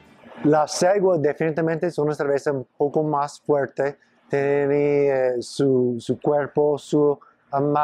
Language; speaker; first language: Spanish; non-native, fluent; English